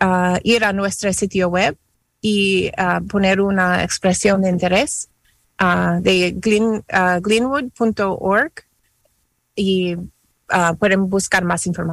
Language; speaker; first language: Spanish; non-native, fluent; English